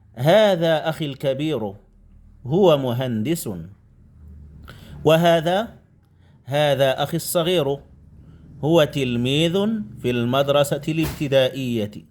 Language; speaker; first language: Arabic; non-native, fluent; Indonesian